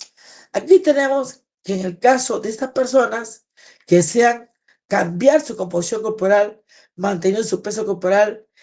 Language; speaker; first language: Spanish; native; Spanish